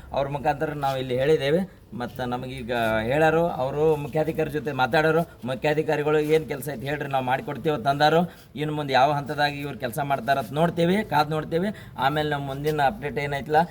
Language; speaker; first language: Kannada; non-native, local second language; Lambadi